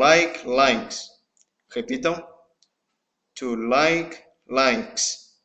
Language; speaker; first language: English; non-native, fluent; Portuguese